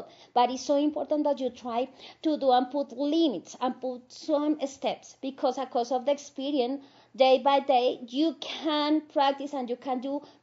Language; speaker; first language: English; non-native, fluent; Spanish